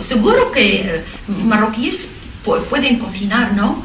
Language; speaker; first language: Spanish; non-native, learner; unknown